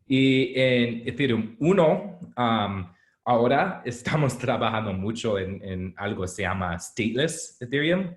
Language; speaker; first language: Spanish; non-native, learner; English